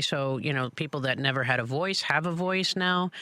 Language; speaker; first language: English; native; English